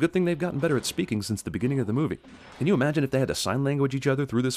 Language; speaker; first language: English; native; English